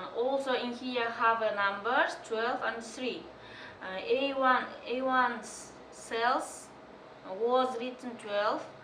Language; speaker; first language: English; non-native, learner; Kazakh